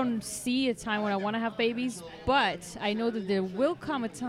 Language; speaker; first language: English; non-native, fluent; Hebrew